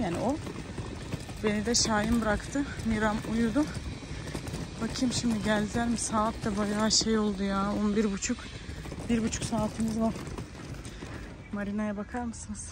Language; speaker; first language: Turkish; early bilingual, heritage; Turkish